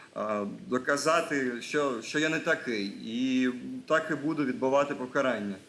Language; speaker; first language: Ukrainian; non-native, local second language; Russian